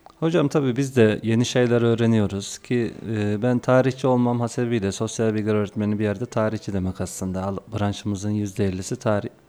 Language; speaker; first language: Turkish; native; Turkish